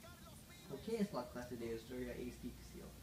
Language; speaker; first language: Spanish; non-native, learner; English